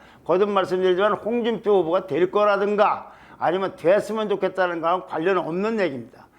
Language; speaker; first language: Korean; native; Korean